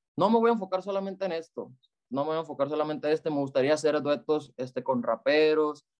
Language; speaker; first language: Spanish; native; Spanish